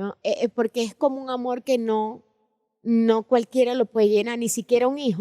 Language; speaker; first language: Spanish; early bilingual, heritage; Spanish